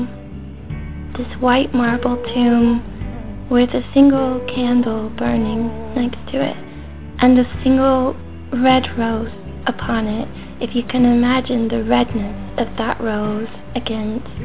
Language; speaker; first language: English; native; English